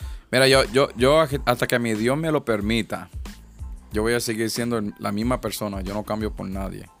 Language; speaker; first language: Spanish; early bilingual, other home language; English